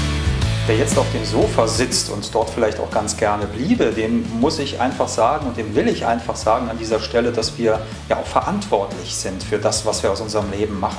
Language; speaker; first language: German; native; German